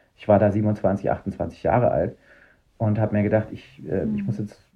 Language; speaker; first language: German; native; German